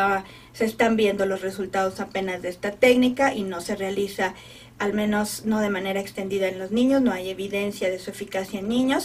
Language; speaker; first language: Spanish; native; Spanish